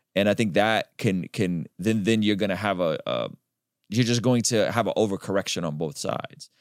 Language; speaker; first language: English; early bilingual, other home language; Armenian